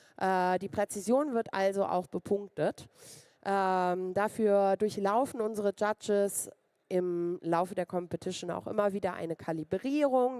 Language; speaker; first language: German; native; German